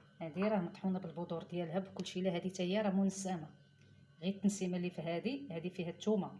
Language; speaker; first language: Arabic; native; Arabic